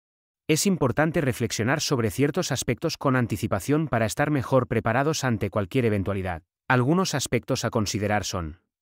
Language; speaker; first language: Spanish; native; Spanish